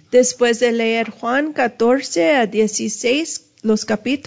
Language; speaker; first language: Spanish; early bilingual, heritage; Spanish